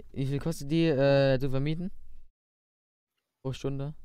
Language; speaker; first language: German; native; German